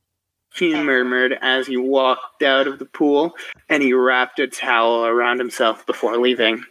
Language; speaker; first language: English; native; English